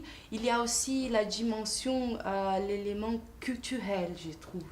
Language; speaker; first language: French; non-native, fluent; Portuguese